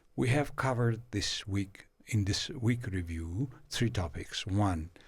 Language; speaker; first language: English; non-native, fluent; Mongolian